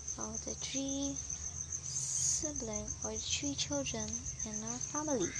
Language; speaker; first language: English; non-native, local second language; Filipino